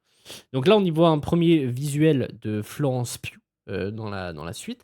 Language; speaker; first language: French; native; French